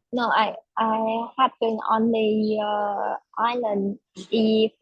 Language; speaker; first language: English; non-native, learner; Vietnamese